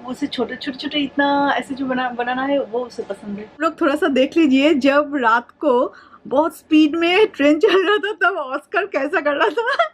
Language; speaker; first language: Hindi; non-native, local second language; Bangla